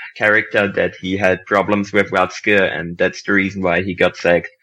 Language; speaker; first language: English; non-native, fluent; German